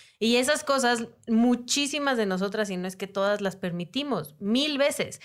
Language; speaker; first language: Spanish; native; Spanish